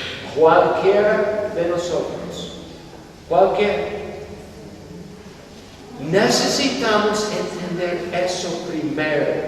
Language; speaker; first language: Spanish; non-native, fluent; English